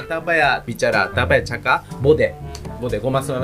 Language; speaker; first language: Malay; non-native, learner; Japanese